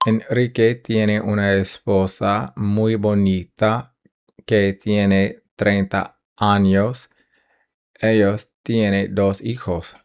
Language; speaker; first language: Spanish; non-native, learner; English